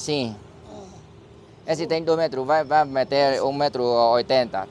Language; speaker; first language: Portuguese; non-native, learner; Vietnamese